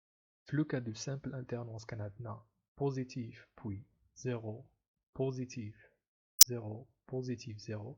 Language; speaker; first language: French; non-native, local second language; Arabic